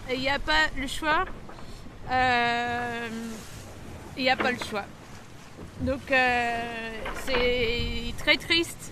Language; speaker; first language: French; non-native, fluent; English